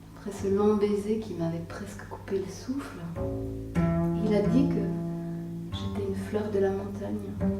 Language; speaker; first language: French; native; French